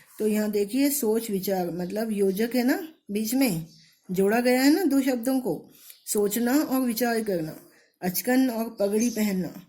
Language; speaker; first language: Hindi; native; Hindi